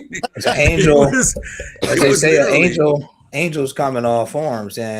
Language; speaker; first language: English; native; English